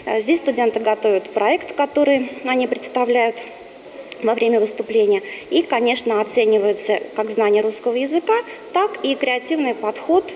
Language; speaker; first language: Russian; native; Russian